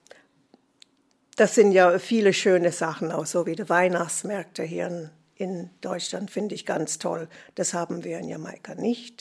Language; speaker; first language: German; non-native, fluent; English